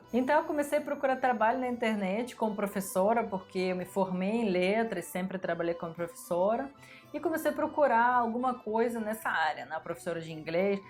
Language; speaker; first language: Portuguese; non-native, fluent; Russian